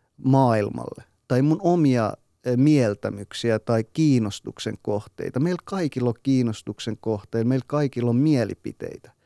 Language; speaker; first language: Finnish; early bilingual, other home language; Persian